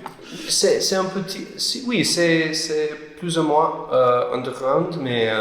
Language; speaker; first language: French; non-native, learner; English